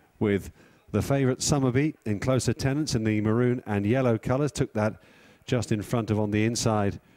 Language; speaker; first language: English; native; English